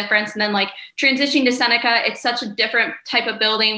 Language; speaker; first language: English; native; English